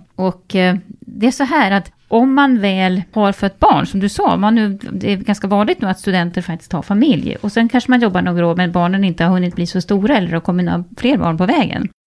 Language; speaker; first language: Swedish; native; Swedish